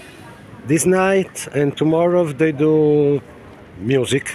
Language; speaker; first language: English; non-native, learner; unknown